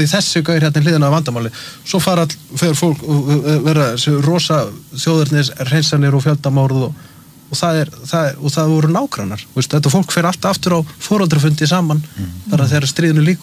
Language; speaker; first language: Icelandic; native; Icelandic